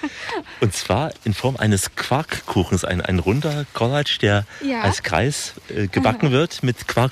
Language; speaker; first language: German; native; German